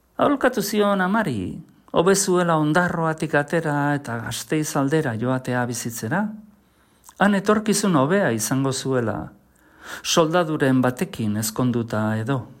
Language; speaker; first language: Basque; native; Basque